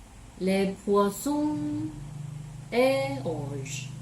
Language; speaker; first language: French; non-native, learner; Chinese